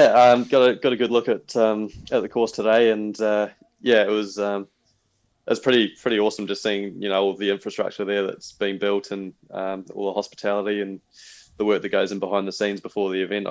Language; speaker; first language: English; native; English